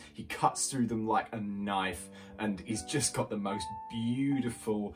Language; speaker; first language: English; native; English